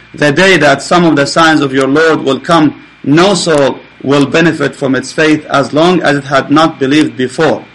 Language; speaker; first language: English; non-native, fluent; Arabic